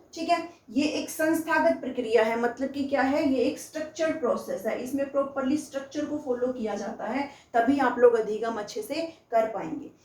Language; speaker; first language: Hindi; native; Hindi